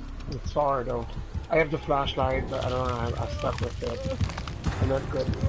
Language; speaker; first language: English; native; English